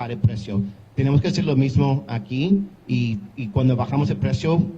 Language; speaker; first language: Spanish; early bilingual, heritage; English